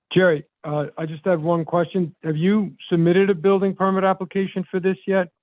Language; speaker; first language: English; native; English